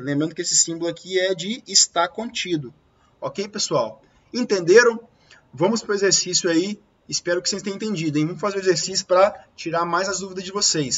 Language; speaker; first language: Portuguese; native; Portuguese